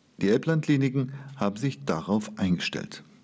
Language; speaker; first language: German; native; German